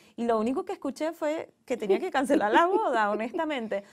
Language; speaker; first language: Spanish; native; Spanish